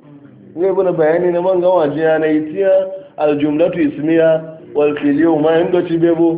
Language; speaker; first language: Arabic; non-native, fluent; Hausa